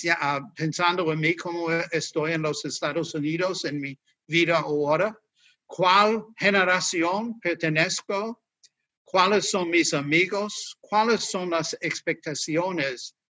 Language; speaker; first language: Spanish; non-native, learner; English